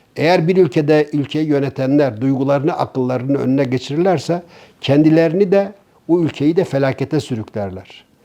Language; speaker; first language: Turkish; native; Turkish